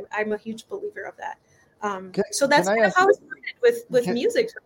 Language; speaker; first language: English; non-native, fluent; Portuguese